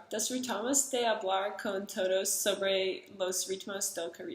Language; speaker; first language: Spanish; non-native, learner; English